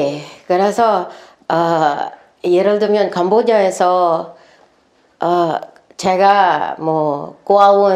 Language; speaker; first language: Korean; non-native, learner; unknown